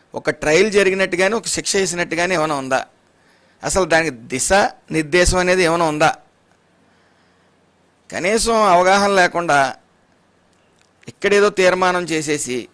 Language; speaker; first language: Telugu; native; Telugu